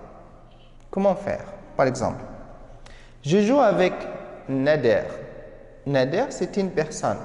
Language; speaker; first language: French; non-native, fluent; Arabic